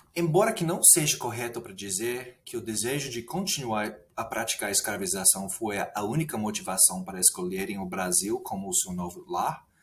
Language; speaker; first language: Portuguese; non-native, fluent; English